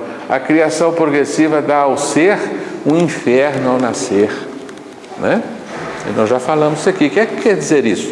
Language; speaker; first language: Portuguese; native; Portuguese